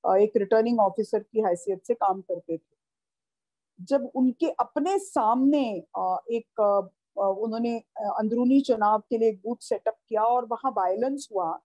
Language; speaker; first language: Hindi; native; Hindi